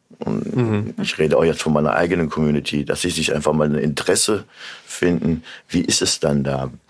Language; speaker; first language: German; early bilingual, other home language; Turkish